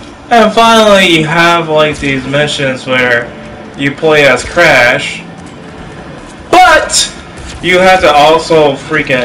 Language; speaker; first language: English; native; English